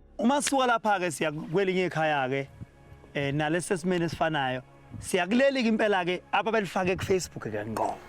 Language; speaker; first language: Zulu; native; Zulu